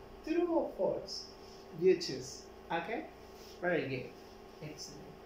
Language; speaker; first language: English; non-native, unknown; Spanish